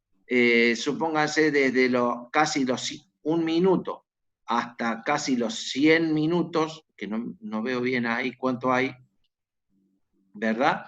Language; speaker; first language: Spanish; native; Spanish